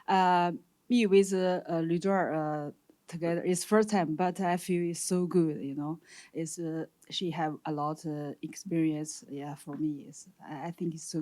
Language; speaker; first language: English; non-native, learner; Chinese